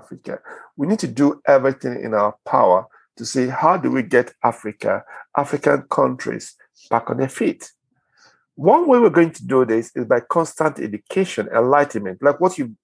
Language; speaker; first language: English; non-native, local second language; Igbo